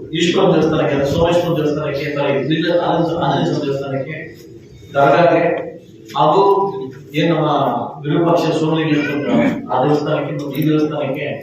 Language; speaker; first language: Kannada; native; Kannada